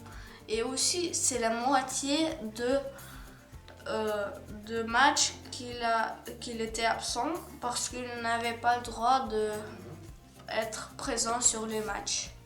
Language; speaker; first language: French; non-native, learner; Ukrainian